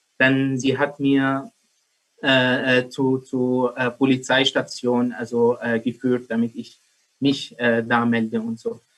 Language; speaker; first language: German; non-native, learner; Arabic